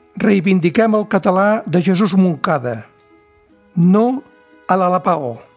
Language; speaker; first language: Catalan; native; Catalan